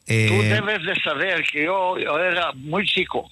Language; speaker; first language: Spanish; early bilingual, heritage; Ladino